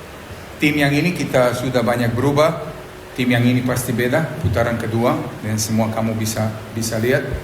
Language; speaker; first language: Indonesian; non-native, fluent; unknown